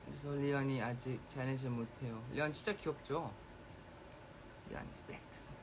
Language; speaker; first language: Korean; non-native, fluent; Thai